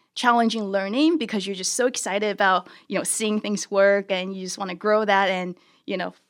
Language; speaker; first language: English; early bilingual, other home language; Chinese